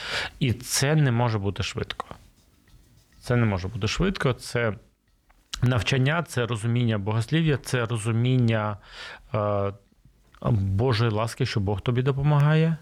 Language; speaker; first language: Ukrainian; non-native, local second language; Russian